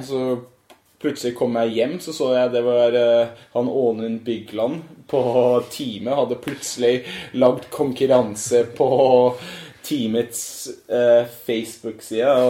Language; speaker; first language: Norwegian; non-native, fluent; English